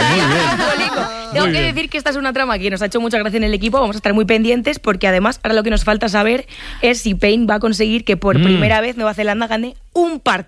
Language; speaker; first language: Spanish; native; Spanish